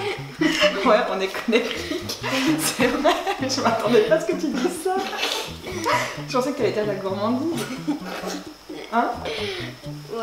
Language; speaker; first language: French; native; French